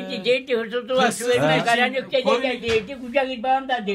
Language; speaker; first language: Turkish; native; Turkish